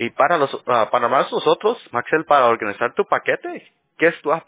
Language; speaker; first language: Spanish; early bilingual, heritage; Spanish